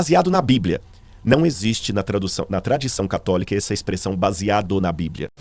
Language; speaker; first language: Portuguese; native; Portuguese